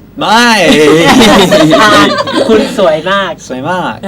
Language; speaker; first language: Thai; non-native, learner; English